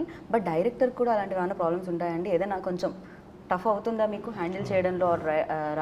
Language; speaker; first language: Telugu; native; Telugu